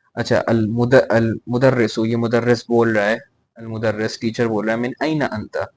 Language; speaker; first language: Urdu; native; Urdu